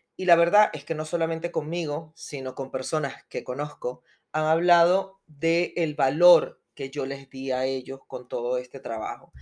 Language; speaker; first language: Spanish; native; Spanish